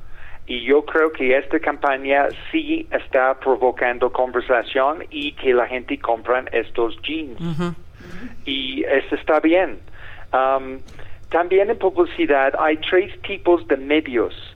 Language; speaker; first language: Spanish; non-native, fluent; English